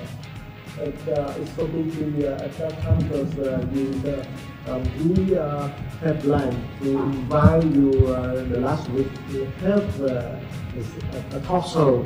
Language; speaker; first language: English; non-native, learner; Vietnamese